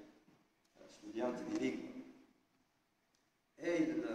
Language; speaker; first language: Italian; non-native, fluent; French